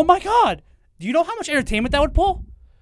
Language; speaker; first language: English; native; English